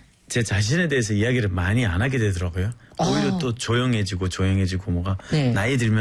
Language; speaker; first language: Korean; non-native, fluent; Azerbaijani